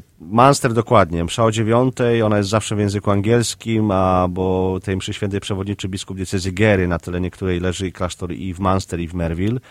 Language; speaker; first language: Polish; native; Polish